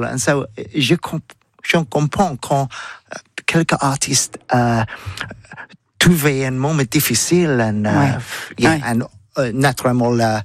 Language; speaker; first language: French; non-native, learner; English